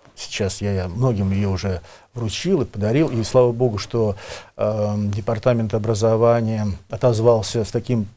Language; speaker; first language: Russian; native; Russian